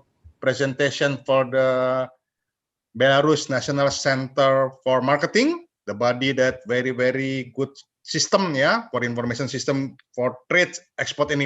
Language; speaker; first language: English; non-native, fluent; Indonesian